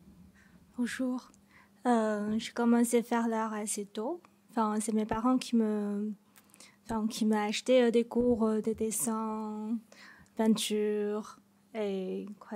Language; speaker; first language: French; non-native, fluent; Chinese